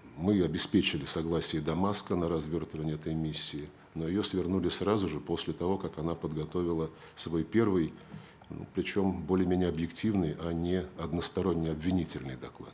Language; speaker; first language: Russian; native; Russian